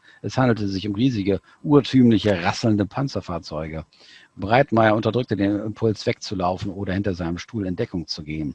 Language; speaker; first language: German; native; German